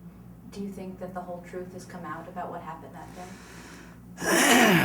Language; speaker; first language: English; native; English